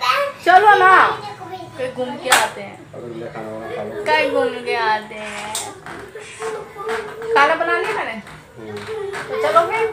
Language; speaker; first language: Hindi; native; Hindi